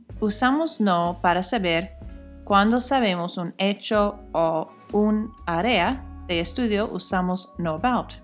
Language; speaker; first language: Spanish; non-native, fluent; English